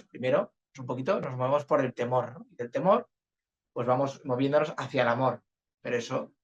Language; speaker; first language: Spanish; native; Spanish